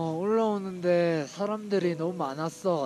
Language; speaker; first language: Korean; native; Korean